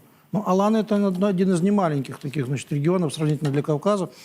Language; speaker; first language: Russian; native; Russian